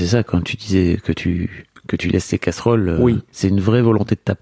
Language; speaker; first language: French; native; French